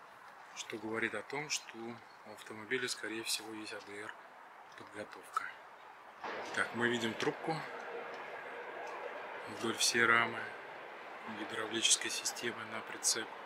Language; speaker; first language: Russian; native; Russian